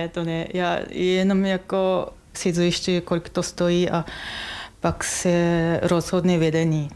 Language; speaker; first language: Czech; non-native, fluent; Japanese